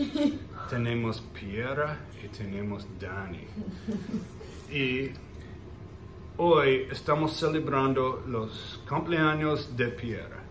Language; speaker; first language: Spanish; non-native, learner; English